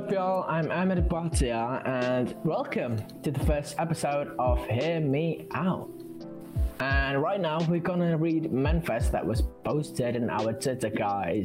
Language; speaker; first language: English; non-native, learner; Indonesian